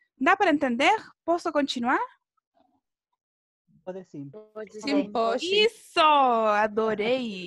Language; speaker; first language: Portuguese; non-native, fluent; Spanish